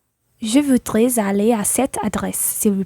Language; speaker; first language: French; non-native, learner; English